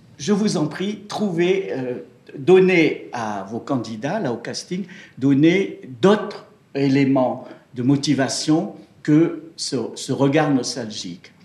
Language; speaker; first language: French; native; French